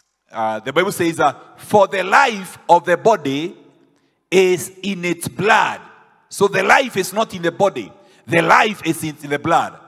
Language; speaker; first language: English; non-native, local second language; Swahili